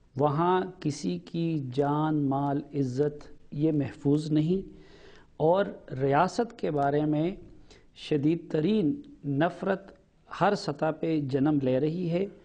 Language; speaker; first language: Urdu; non-native, local second language; Pashto